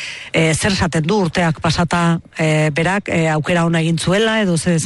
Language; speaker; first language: Basque; native; Basque